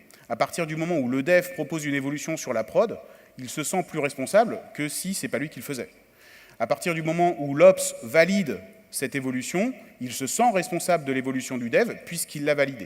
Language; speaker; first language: French; native; French